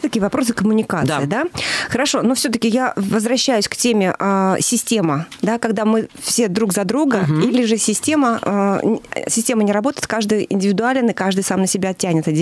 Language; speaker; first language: Russian; native; Russian